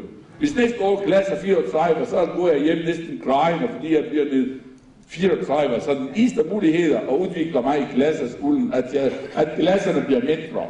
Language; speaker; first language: Danish; non-native, fluent; Arabic